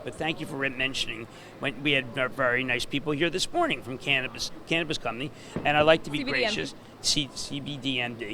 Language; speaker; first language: English; native; English